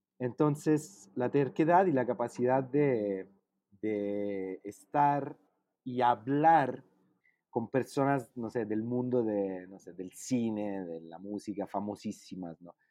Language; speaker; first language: Spanish; non-native, fluent; Italian